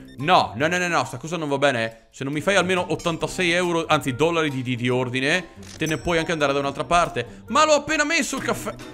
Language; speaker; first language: Italian; native; Italian